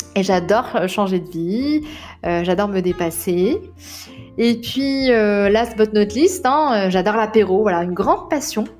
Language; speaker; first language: French; non-native, local second language; Arabic